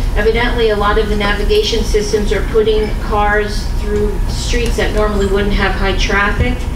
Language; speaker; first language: English; native; English